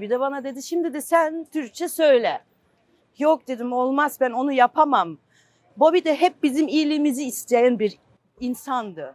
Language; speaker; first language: Turkish; non-native, fluent; Albanian